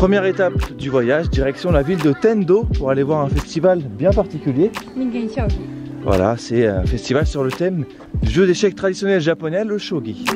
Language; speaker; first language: French; native; French